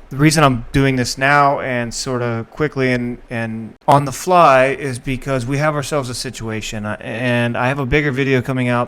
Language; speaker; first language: English; native; English